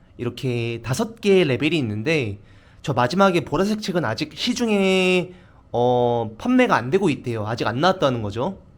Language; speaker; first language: Korean; native; Korean